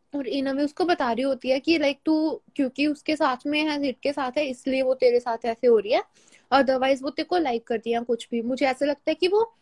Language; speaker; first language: Hindi; native; Hindi